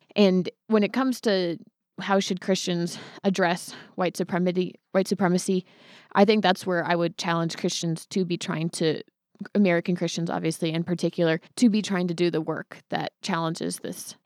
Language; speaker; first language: English; native; English